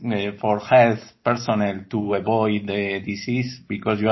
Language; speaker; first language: English; non-native, learner; Spanish